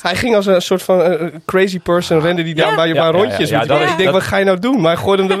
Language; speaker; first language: Dutch; native; Dutch